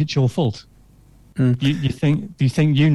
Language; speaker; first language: English; native; English